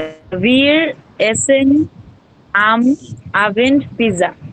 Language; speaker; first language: German; non-native, learner; Bangla